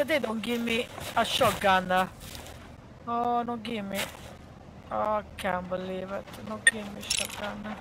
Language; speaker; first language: English; non-native, learner; Hungarian